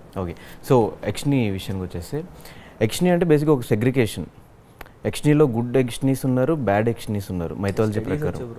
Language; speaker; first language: Telugu; native; Telugu